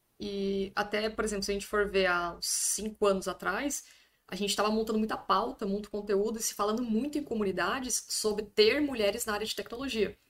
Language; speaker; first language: Portuguese; native; Portuguese